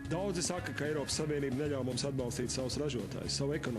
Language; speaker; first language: Latvian; native; Latvian